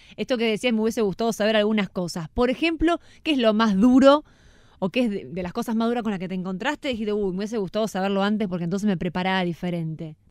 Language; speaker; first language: Spanish; native; Spanish